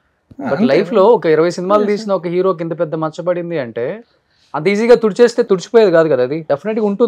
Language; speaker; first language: Telugu; native; Telugu